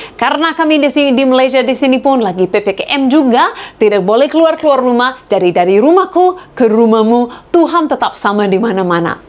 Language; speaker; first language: Indonesian; non-native, fluent; English